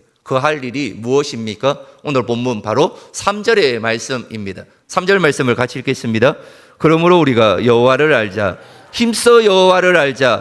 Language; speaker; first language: Korean; native; Korean